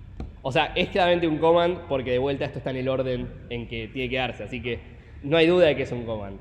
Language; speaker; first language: Spanish; native; Spanish